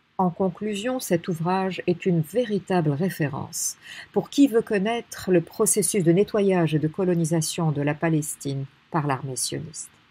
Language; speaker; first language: French; non-native, local second language; Arabic